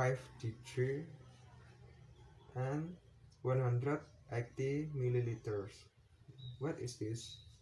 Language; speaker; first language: English; non-native, learner; Indonesian